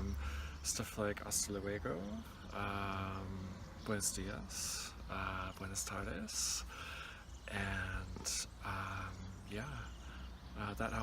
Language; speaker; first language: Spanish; non-native, learner; English